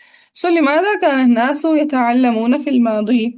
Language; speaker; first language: Arabic; non-native, fluent; Urdu